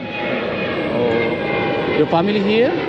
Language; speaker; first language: English; non-native, learner; Filipino